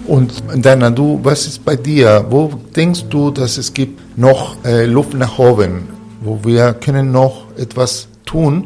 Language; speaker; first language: German; non-native, fluent; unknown